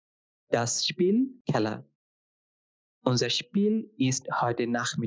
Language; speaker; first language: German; non-native, fluent; Bangla